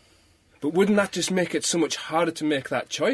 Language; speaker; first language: English; native; English